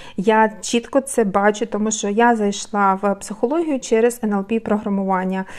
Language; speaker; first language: Ukrainian; non-native, local second language; Russian